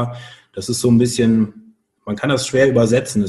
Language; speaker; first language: German; native; German